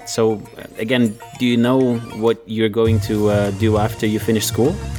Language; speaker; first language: English; non-native, fluent; Lithuanian